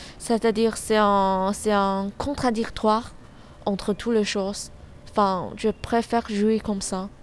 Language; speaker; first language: French; non-native, learner; Chinese